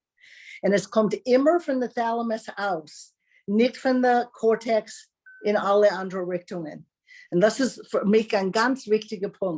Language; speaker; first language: German; non-native, learner; English